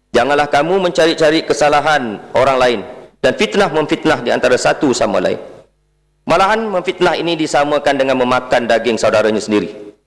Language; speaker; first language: Malay; native; Malay